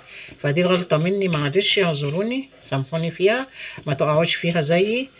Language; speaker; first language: Arabic; native; Arabic